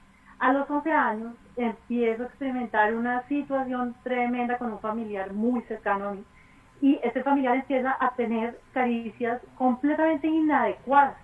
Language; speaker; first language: Spanish; native; Spanish